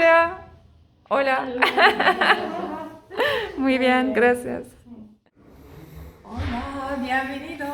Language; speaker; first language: Spanish; non-native, learner; Turkish